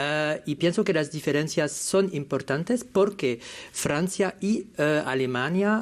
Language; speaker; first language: Spanish; non-native, fluent; French